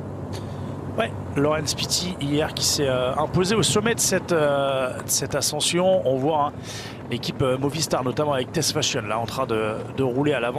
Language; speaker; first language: French; native; French